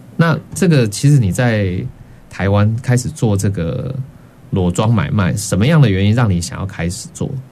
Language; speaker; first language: Chinese; native; Chinese